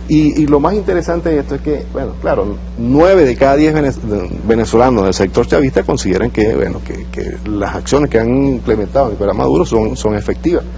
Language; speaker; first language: Spanish; native; Spanish